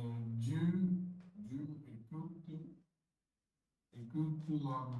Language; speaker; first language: French; non-native, learner; Hindi